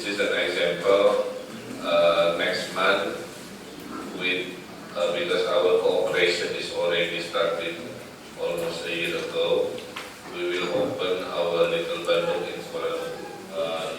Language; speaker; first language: English; non-native, fluent; Indonesian